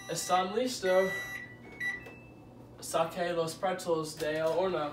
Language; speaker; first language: Spanish; non-native, learner; English